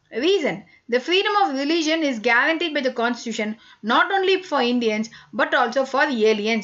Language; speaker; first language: English; non-native, local second language; Tamil